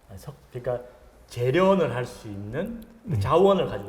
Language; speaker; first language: Korean; native; Korean